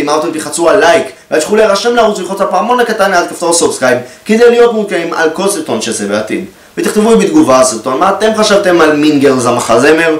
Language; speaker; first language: Hebrew; native; Hebrew